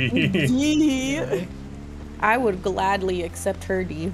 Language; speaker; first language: English; native; English